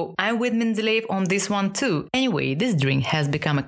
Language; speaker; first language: English; non-native, fluent; Russian